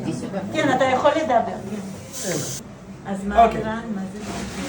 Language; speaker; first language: Hebrew; non-native, fluent; Russian